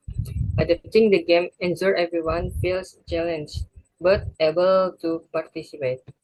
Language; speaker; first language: English; non-native, learner; Indonesian